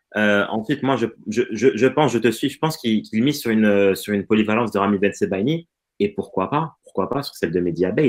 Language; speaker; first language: French; non-native, local second language; Arabic